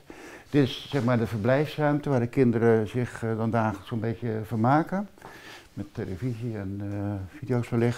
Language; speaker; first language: Dutch; native; Dutch